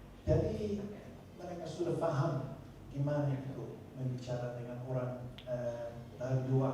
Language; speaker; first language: Indonesian; non-native, fluent; Dutch